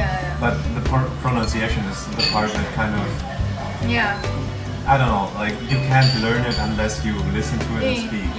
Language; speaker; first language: English; non-native, fluent; German